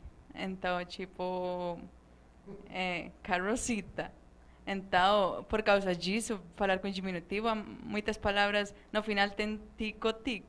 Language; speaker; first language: Portuguese; non-native, fluent; Spanish